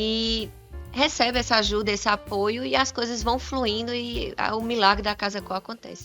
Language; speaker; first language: Portuguese; native; Portuguese